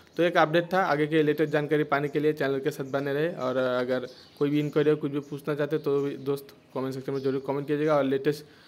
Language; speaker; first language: Hindi; non-native, local second language; Bangla